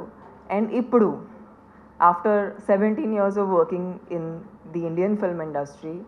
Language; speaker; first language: Telugu; non-native, fluent; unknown